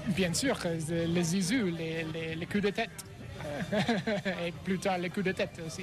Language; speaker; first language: French; non-native, learner; English